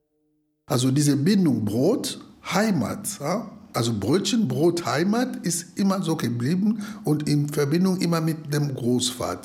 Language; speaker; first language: German; non-native, fluent; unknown